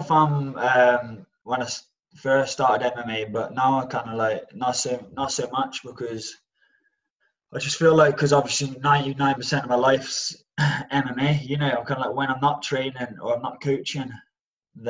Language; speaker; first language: English; native; English